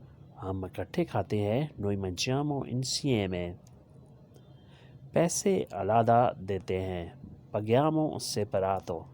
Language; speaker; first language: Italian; non-native, learner; Urdu